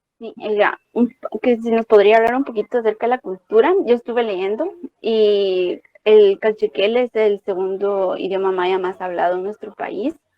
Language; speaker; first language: Spanish; native; Spanish